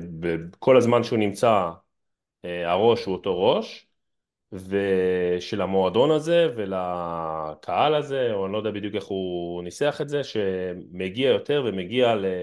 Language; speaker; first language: Hebrew; native; Hebrew